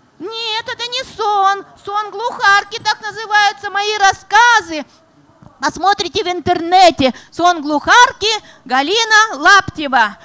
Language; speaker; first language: Russian; non-native, local second language; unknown